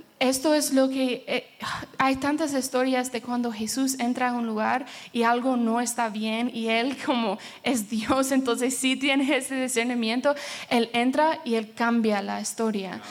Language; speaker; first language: Spanish; early bilingual, heritage; Spanish